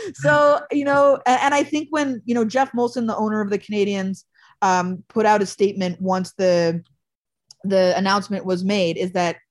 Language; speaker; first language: English; native; English